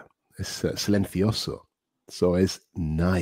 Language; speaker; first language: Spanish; non-native, fluent; English